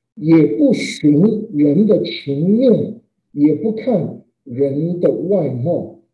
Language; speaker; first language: Chinese; native; Chinese